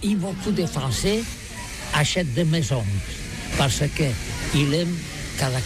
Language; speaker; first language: French; non-native, learner; Catalan